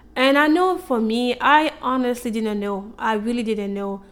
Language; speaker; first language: English; non-native, fluent; French